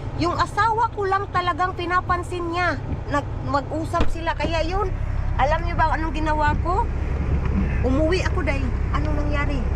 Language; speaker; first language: Filipino; non-native, local second language; Cebuano